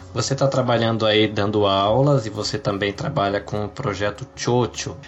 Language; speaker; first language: Portuguese; native; Portuguese